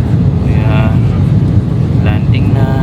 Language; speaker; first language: Filipino; non-native, local second language; Waray